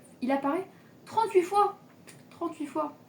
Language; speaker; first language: French; native; French